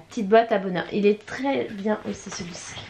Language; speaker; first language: French; native; French